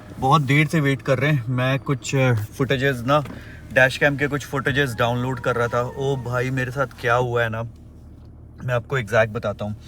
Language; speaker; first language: Hindi; native; Hindi